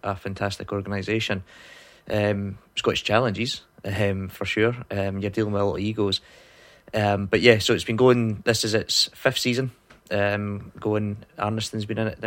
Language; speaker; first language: English; native; English